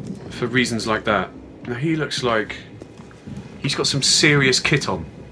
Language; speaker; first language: English; native; English